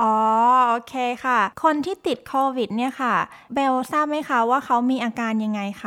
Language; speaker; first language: Thai; native; Thai